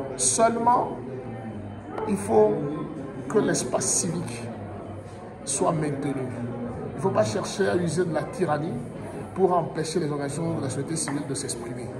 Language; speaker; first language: French; non-native, local second language; Wolof